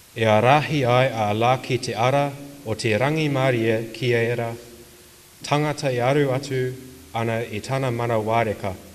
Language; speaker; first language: Māori; non-native, local second language; English